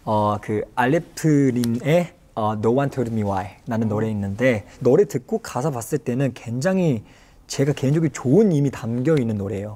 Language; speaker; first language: Korean; non-native, fluent; Chinese